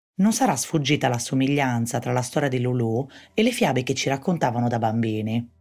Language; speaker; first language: Italian; native; Italian